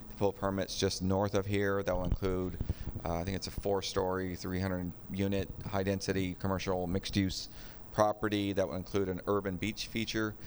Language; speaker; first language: English; native; English